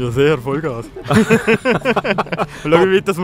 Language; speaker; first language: German; native; German